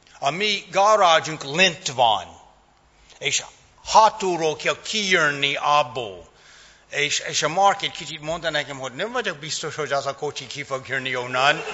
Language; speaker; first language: Hungarian; non-native, fluent; English